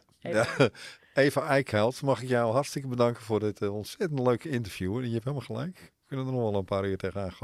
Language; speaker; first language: Dutch; native; Dutch